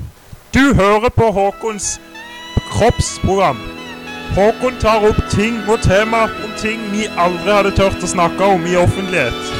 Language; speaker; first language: Norwegian; native; Norwegian